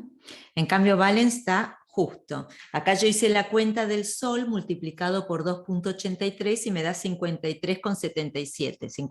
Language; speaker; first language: Spanish; native; Spanish